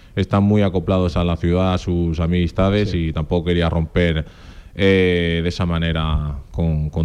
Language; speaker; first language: Spanish; early bilingual, other home language; Portuguese